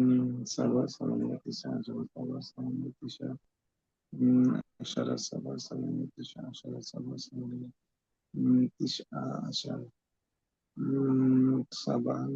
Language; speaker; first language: Arabic; non-native, learner; Bangla